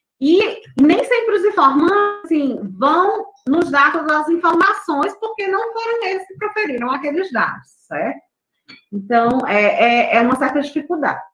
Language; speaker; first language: Portuguese; non-native, local second language; Kabuverdianu